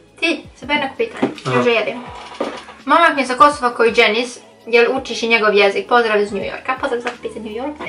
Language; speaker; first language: Bosnian; early bilingual, heritage; Bosnian